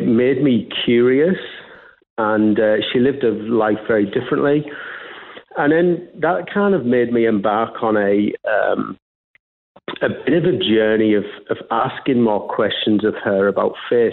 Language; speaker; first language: English; native; English